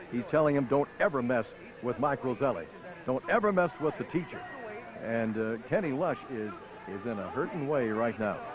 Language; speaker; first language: English; native; English